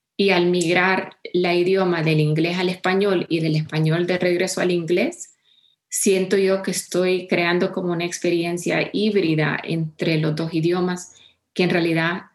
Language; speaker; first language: Spanish; early bilingual, heritage; Spanish